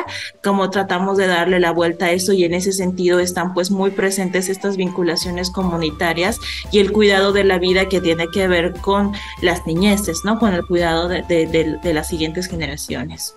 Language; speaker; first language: Spanish; native; Spanish